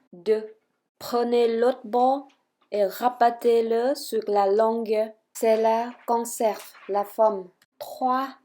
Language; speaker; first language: French; non-native, fluent; Vietnamese